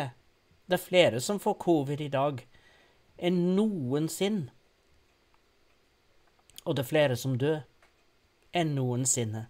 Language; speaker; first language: Norwegian; non-native, fluent; English